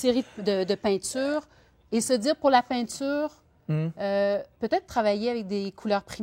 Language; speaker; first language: French; native; French